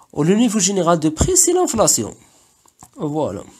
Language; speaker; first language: French; non-native, local second language; Arabic